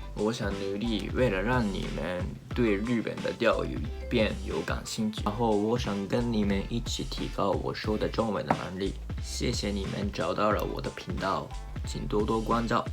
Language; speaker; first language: Chinese; non-native, learner; Japanese